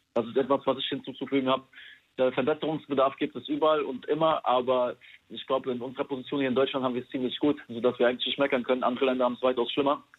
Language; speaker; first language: German; non-native, fluent; Polish